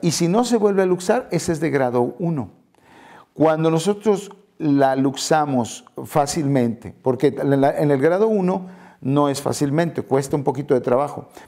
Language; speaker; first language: Spanish; native; Spanish